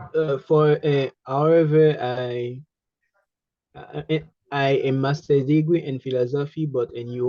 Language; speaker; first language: English; non-native, learner; Haitian Creole